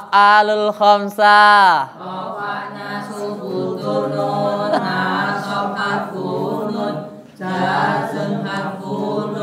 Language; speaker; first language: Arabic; non-native, fluent; Indonesian